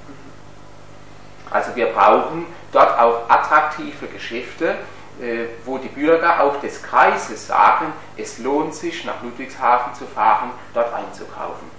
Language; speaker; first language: German; native; German